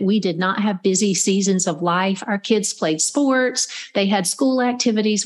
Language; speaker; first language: English; native; English